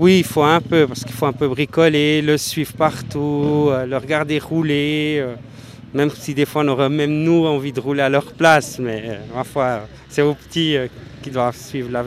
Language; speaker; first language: French; native; French